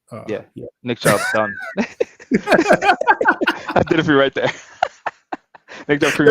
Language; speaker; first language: English; native; English